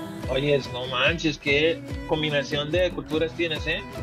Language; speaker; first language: Spanish; native; Spanish